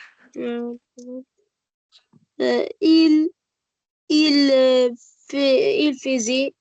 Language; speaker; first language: French; non-native, learner; Arabic